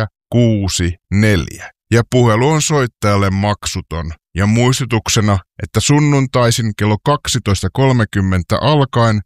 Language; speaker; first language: Finnish; native; Finnish